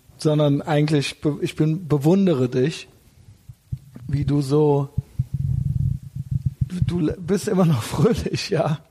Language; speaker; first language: German; native; German